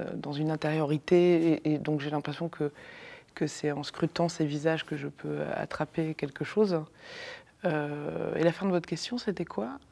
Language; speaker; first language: French; native; French